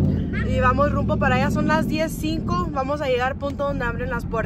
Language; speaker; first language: Spanish; early bilingual, other home language; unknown